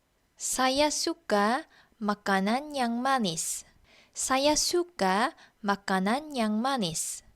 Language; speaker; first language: Indonesian; non-native, fluent; Korean